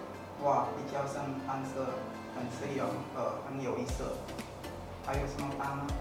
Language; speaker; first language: Chinese; non-native, fluent; Indonesian